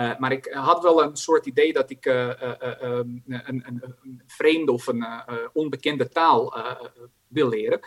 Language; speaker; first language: Dutch; non-native, fluent; Croatian